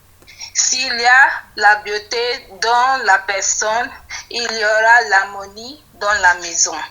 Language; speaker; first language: French; non-native, fluent; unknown